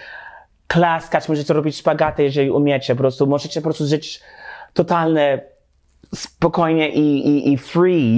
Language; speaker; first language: Polish; non-native, learner; English